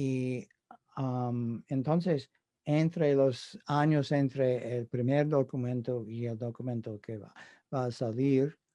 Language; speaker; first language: Spanish; non-native, fluent; English